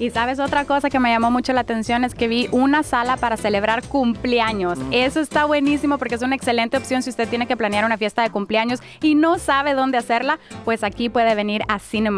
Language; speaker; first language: Spanish; native; Spanish